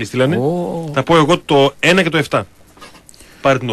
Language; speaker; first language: Greek; native; Greek